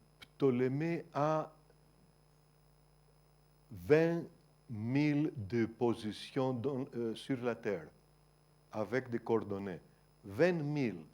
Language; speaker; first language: French; non-native, fluent; Greek